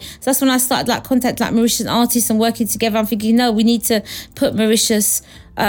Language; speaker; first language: English; non-native, local second language; Morisyen